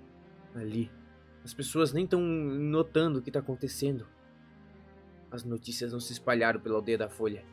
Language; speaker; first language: Portuguese; native; Portuguese